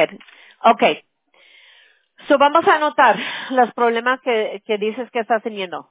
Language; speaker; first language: Spanish; early bilingual, other home language; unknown